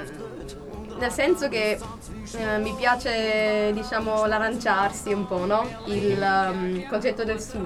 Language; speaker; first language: Italian; non-native, fluent; German